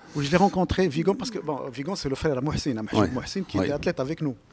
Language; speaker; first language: French; non-native, local second language; Arabic